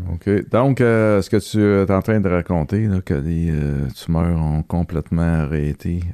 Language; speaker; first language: French; native; French